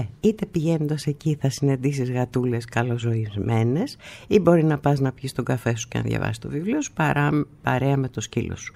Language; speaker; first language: Greek; native; Greek